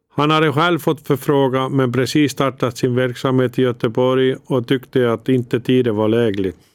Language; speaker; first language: Swedish; non-native, fluent; Finnish